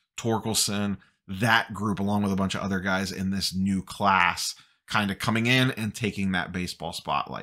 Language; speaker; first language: English; native; English